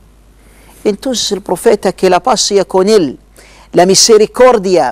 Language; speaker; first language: Spanish; non-native, learner; Arabic